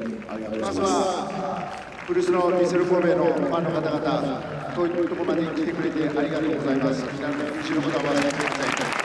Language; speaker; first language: Japanese; non-native, fluent; Swedish